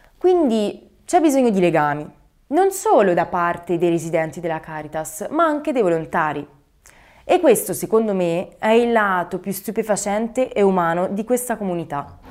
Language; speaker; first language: Italian; native; Italian